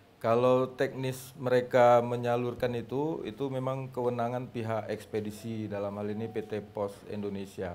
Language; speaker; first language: Indonesian; native; Indonesian